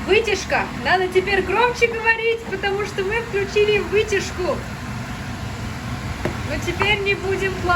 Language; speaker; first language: Russian; early bilingual, other home language; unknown